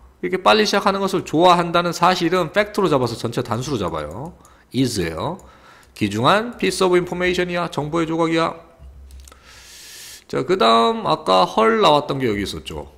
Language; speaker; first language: Korean; native; Korean